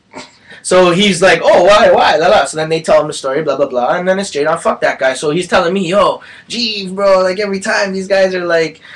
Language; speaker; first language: English; native; English